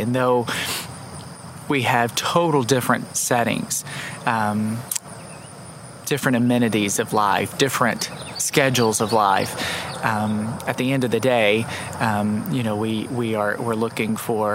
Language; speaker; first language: English; native; English